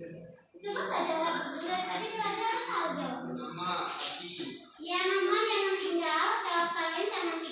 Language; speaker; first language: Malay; non-native, local second language; Minangkabau